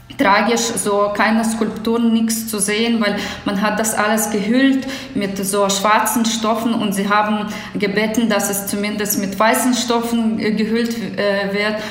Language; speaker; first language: German; non-native, fluent; Ukrainian